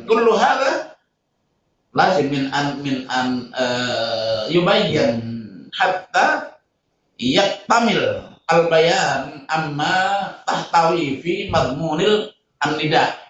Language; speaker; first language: Arabic; non-native, fluent; Indonesian